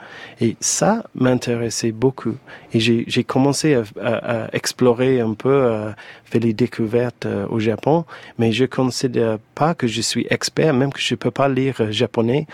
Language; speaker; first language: French; non-native, fluent; English